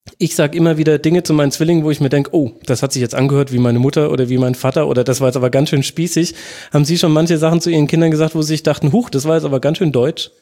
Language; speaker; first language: German; native; German